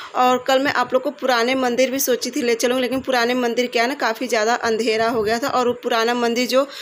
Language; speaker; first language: Hindi; native; Hindi